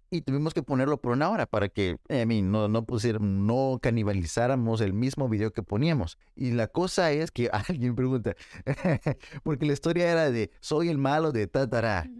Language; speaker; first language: Spanish; early bilingual, heritage; Spanish